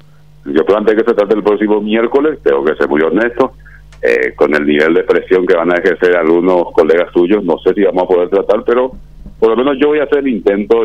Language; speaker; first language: Spanish; native; Spanish